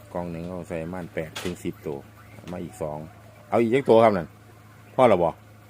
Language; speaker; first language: Thai; native; Thai